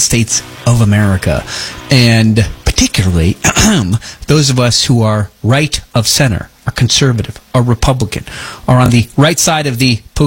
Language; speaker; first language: English; native; English